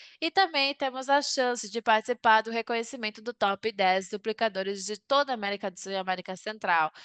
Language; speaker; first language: Portuguese; non-native, learner; Spanish